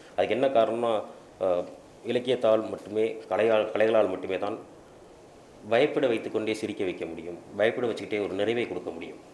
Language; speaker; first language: Tamil; native; Tamil